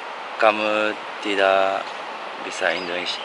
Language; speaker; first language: Indonesian; non-native, learner; Japanese